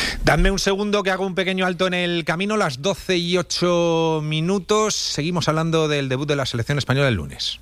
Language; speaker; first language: Spanish; native; Spanish